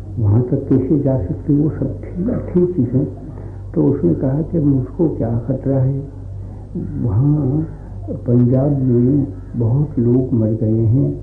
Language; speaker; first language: Hindi; non-native, local second language; Gujarati